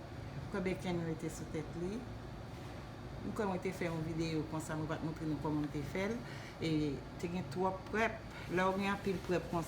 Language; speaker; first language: French; non-native, local second language; Haitian Creole